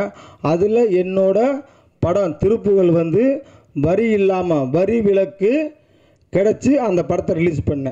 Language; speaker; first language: Tamil; native; Tamil